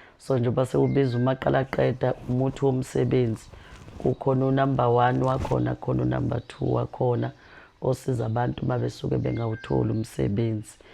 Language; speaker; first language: Zulu; native; Zulu